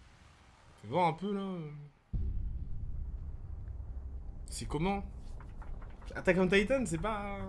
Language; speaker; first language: French; native; French